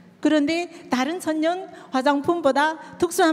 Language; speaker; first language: Korean; native; Korean